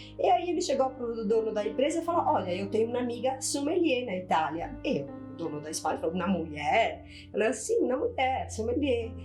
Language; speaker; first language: Portuguese; non-native, fluent; Italian